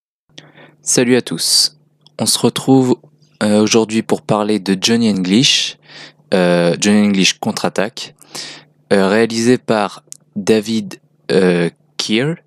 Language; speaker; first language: French; native; French